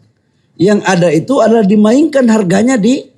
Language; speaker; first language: Indonesian; native; Indonesian